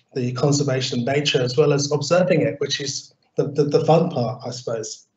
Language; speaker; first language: English; native; English